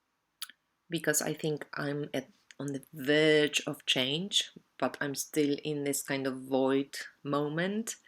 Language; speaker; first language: English; non-native, fluent; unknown